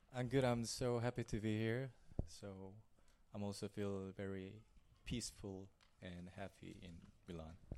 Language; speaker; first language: English; non-native, learner; Korean